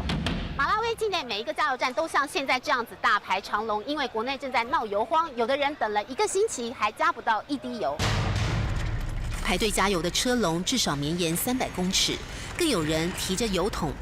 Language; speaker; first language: Chinese; native; Chinese